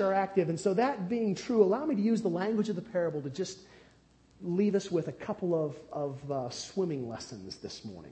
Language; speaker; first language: English; native; English